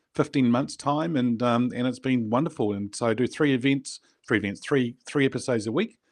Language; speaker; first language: English; native; English